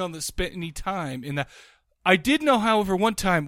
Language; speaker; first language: English; native; English